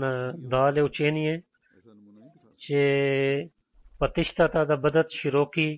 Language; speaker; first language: Bulgarian; non-native, fluent; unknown